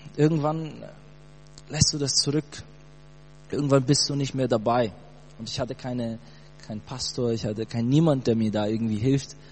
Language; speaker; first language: German; early bilingual, other home language; Portuguese